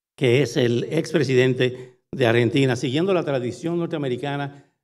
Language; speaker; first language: Spanish; native; Spanish